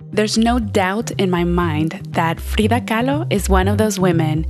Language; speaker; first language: English; early bilingual, other home language; Spanish